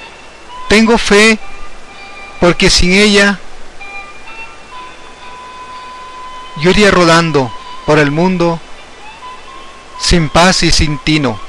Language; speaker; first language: Spanish; native; Spanish